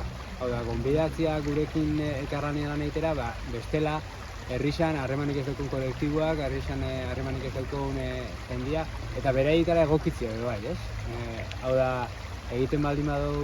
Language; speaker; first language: Basque; native; Basque